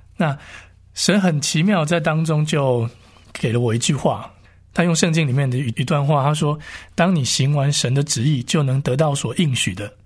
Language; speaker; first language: Chinese; native; Chinese